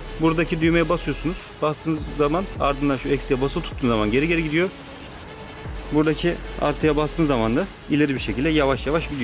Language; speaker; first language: Turkish; native; Turkish